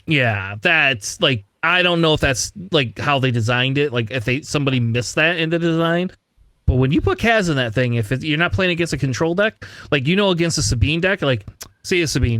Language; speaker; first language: English; native; English